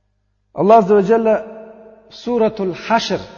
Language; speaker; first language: Russian; non-native, learner; Uzbek